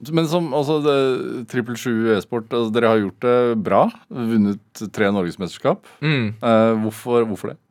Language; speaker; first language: Norwegian; native; Norwegian